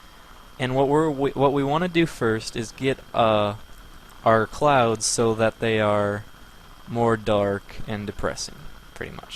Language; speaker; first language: English; native; English